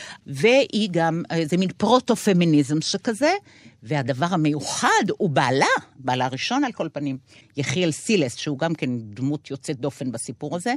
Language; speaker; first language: Hebrew; native; Hebrew